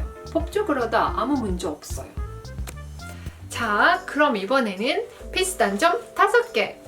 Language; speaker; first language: Korean; non-native, fluent; Azerbaijani